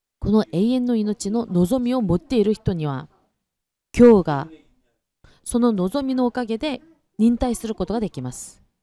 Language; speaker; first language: Japanese; non-native, fluent; Korean